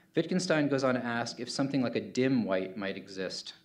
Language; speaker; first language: English; native; English